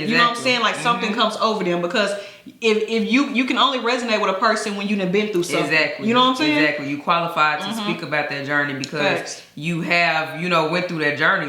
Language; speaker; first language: English; native; English